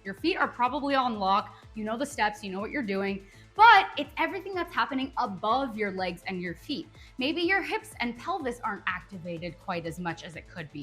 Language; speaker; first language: English; native; English